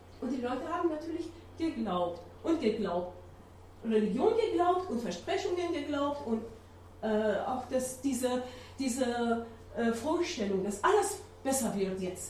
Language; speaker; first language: German; non-native, learner; Persian